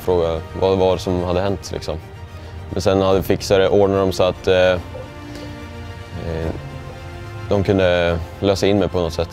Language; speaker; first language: Swedish; native; Swedish